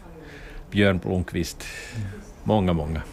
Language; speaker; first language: Swedish; non-native, local second language; Finnish